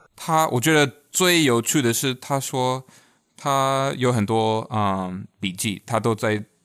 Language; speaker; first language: Chinese; non-native, fluent; English